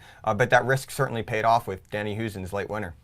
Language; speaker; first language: English; native; English